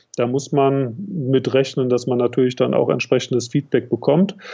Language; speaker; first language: German; native; German